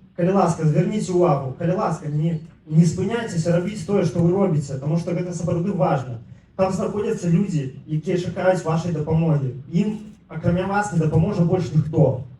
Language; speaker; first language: Belarusian; non-native, local second language; Russian